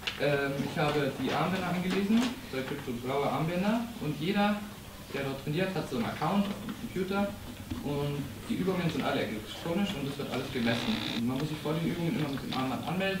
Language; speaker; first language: German; native; German